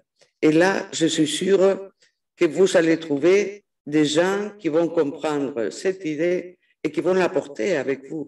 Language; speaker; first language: French; non-native, fluent; Spanish